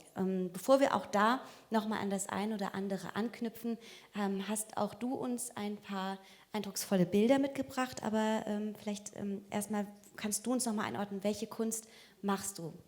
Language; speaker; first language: German; native; German